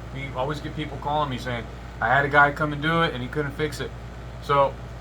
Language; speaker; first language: English; native; English